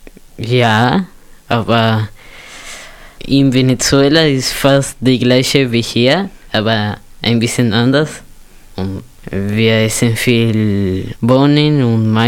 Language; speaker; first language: German; non-native, learner; Spanish